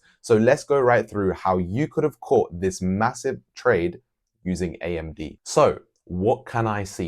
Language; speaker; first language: English; native; English